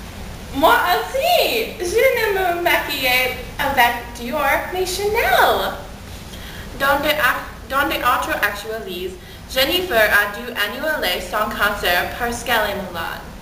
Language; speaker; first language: French; non-native, learner; English